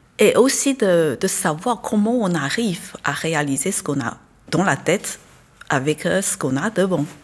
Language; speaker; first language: French; non-native, fluent; Chinese